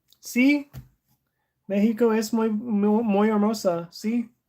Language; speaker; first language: Spanish; non-native, learner; English